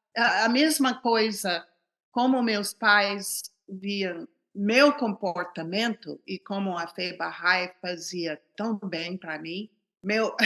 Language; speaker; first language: Portuguese; non-native, fluent; English